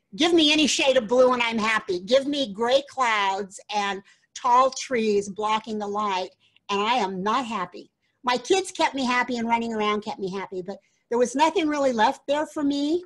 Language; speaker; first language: English; native; English